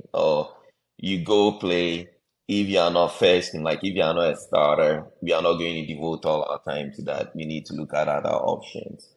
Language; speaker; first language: English; non-native, local second language; Akan